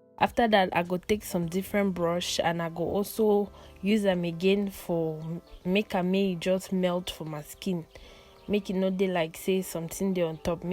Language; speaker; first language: Nigerian Pidgin; non-native, local second language; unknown